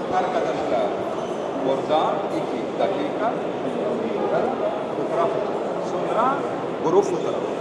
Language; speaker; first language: Turkish; non-native, learner; Arabic